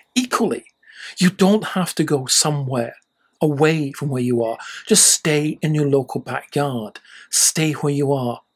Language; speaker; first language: English; native; English